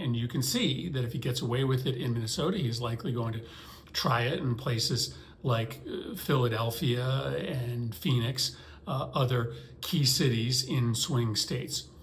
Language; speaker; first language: English; native; English